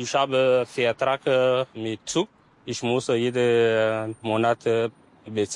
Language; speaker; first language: German; non-native, learner; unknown